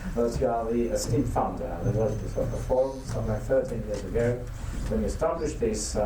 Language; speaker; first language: English; non-native, fluent; Greek